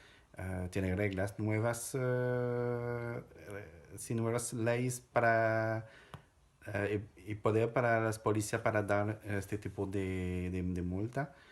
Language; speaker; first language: Spanish; non-native, fluent; French